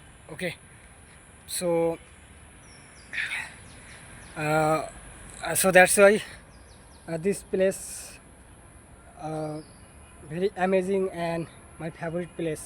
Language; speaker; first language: English; non-native, learner; Bangla